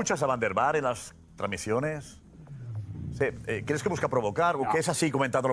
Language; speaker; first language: Spanish; native; Spanish